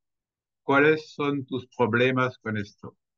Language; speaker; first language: Spanish; non-native, fluent; French